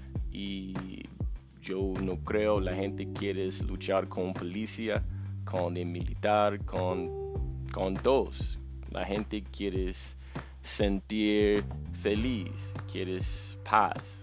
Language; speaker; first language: Spanish; non-native, learner; English